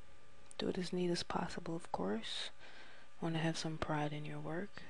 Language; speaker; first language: English; native; English